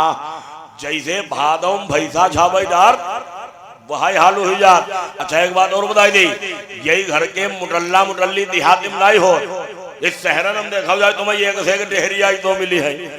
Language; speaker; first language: Hindi; native; Hindi